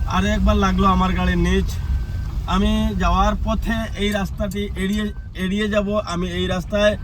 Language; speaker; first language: Bangla; non-native, local second language; Sylheti